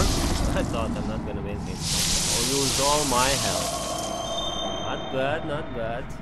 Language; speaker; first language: English; non-native, fluent; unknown